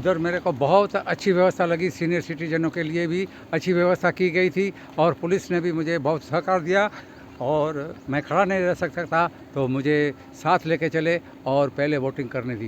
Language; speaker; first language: Hindi; non-native, local second language; Gujarati